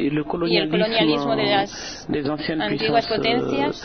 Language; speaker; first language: Spanish; non-native, learner; French